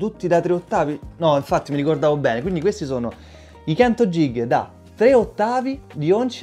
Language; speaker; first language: Italian; native; Italian